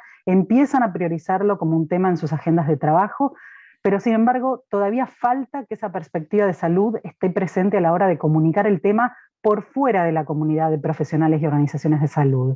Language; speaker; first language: Spanish; native; Spanish